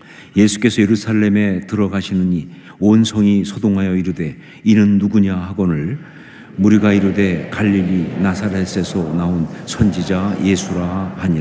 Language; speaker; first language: Korean; native; Korean